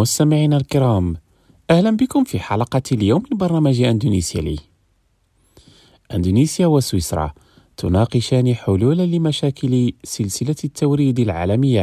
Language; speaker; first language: Arabic; non-native, fluent; Indonesian